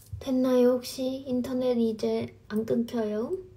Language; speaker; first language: Korean; non-native, fluent; Chinese